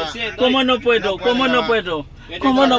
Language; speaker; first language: Spanish; non-native, learner; Haitian Creole